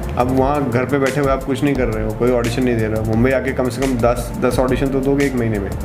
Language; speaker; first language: Hindi; native; Hindi